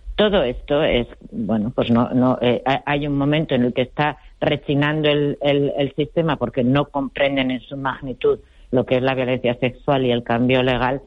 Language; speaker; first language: Spanish; native; Spanish